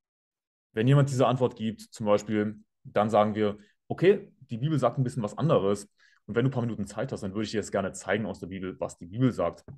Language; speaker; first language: German; native; German